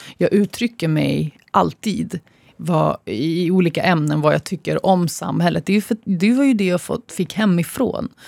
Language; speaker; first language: Swedish; early bilingual, other home language; Arabic